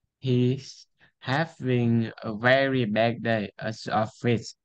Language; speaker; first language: English; non-native, learner; Vietnamese